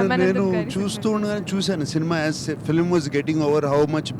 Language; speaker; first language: Telugu; native; Telugu